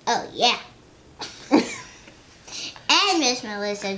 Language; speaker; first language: English; native; English